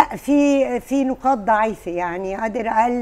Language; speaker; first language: Arabic; native; Arabic